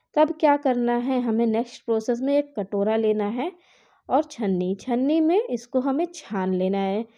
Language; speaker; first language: Hindi; native; Hindi